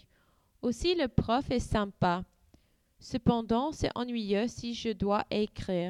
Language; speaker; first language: French; non-native, learner; English